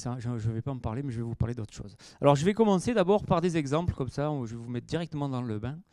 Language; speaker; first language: French; native; French